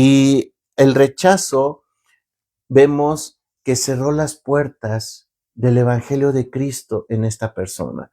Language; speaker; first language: Spanish; native; Spanish